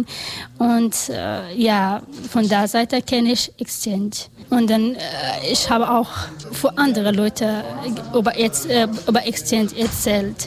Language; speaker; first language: German; non-native, learner; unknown